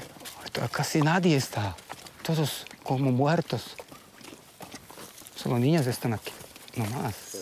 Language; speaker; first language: Spanish; non-native, fluent; Slovak